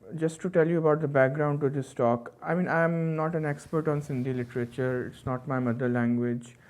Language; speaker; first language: English; non-native, local second language; Urdu